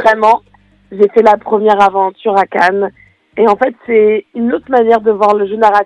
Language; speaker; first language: French; native; French